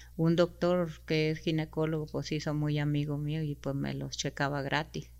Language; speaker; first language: Spanish; non-native, local second language; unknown